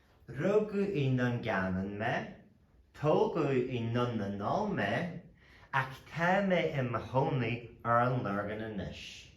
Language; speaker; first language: Irish; non-native, local second language; English